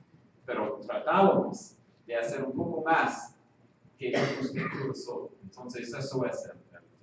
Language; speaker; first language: Spanish; non-native, fluent; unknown